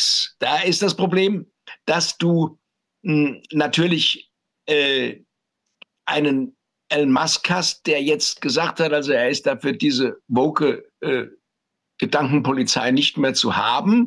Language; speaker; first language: German; native; German